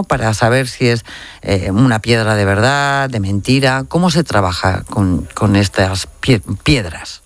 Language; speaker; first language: Spanish; native; Spanish